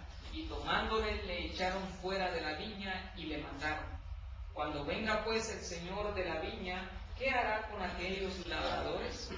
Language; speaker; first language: Spanish; native; Spanish